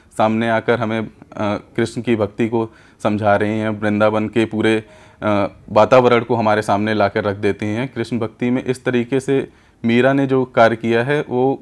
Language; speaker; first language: Hindi; native; Hindi